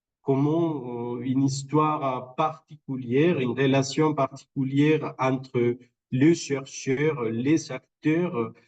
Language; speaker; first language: French; non-native, fluent; Spanish